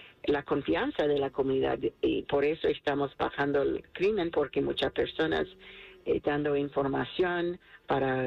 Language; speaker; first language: Spanish; non-native, fluent; English